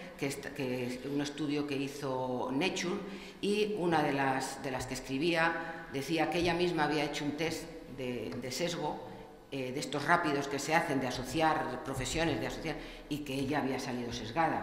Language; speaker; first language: Spanish; native; Spanish